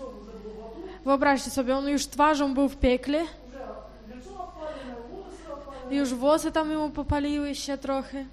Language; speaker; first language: Polish; non-native, fluent; Ukrainian